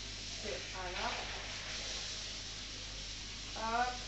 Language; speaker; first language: French; native; French